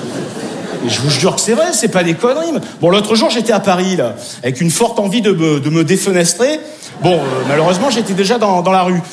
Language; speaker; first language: French; native; French